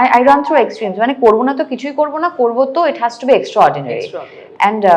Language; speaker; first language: Bangla; native; Bangla